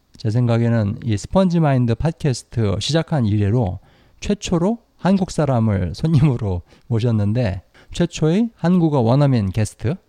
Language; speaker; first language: Korean; native; Korean